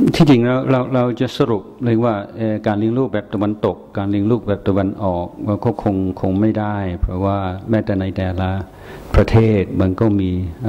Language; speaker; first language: Thai; non-native, fluent; English